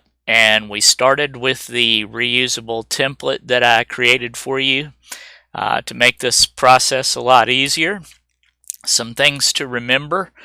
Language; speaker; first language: English; native; English